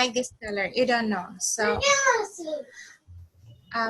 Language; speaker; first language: English; non-native, fluent; Bangla